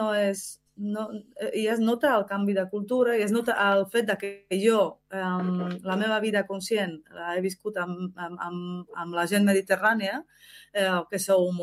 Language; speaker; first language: Catalan; non-native, fluent; Slovak